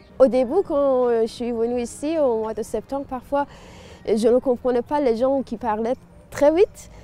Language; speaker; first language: French; non-native, fluent; Persian